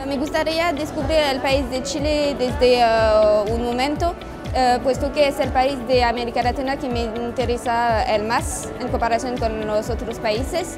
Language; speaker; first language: Spanish; non-native, learner; French